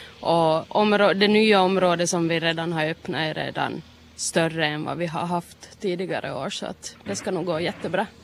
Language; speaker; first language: Swedish; native; Swedish